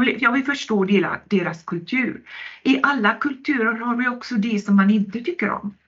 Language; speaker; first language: Swedish; non-native, local second language; Finnish